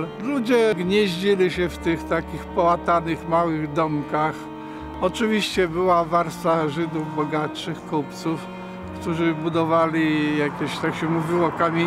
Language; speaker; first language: Polish; native; Polish